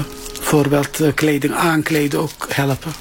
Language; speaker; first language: Dutch; non-native, learner; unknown